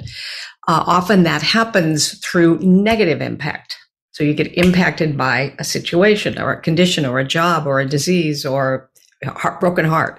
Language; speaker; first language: English; native; English